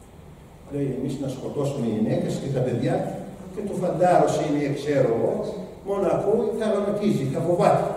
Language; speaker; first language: Greek; non-native, learner; Arabic